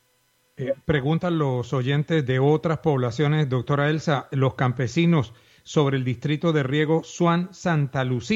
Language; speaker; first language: Spanish; native; Spanish